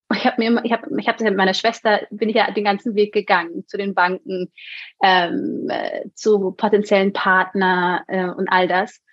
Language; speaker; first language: German; native; German